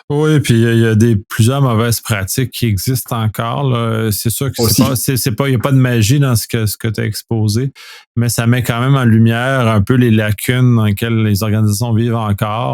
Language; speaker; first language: French; native; French